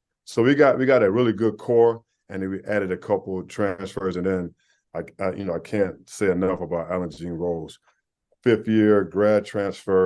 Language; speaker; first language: English; native; English